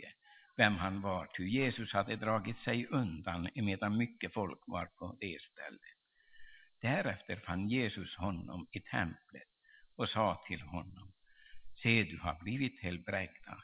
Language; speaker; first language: Swedish; native; Swedish